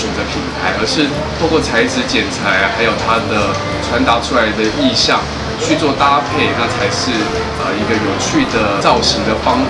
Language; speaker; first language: Chinese; native; Chinese